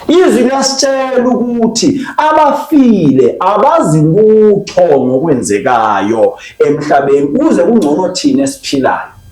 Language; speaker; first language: Zulu; non-native, local second language; Xhosa